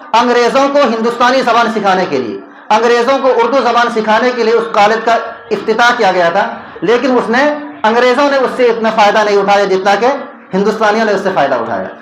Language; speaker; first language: Urdu; native; Urdu